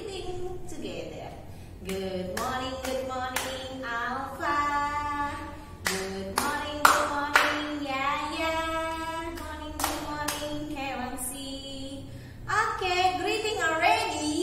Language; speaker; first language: English; non-native, learner; Indonesian